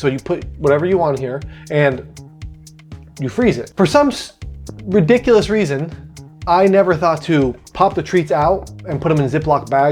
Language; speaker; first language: English; native; English